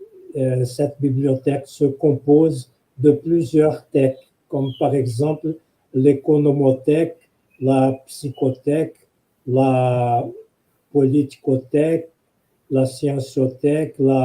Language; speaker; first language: French; non-native, fluent; Portuguese